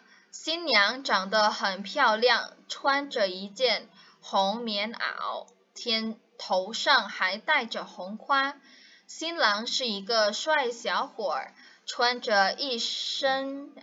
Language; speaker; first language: Chinese; non-native, fluent; Indonesian